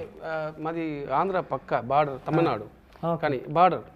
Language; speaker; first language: Telugu; non-native, local second language; Tamil